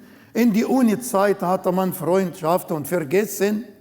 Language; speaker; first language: German; non-native, learner; Arabic